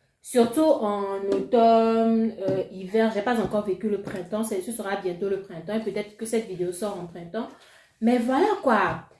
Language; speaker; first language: French; non-native, local second language; Ewe